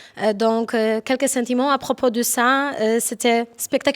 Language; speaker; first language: French; non-native, learner; Polish